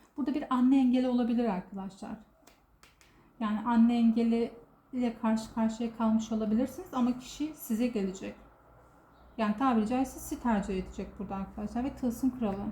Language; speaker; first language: Turkish; native; Turkish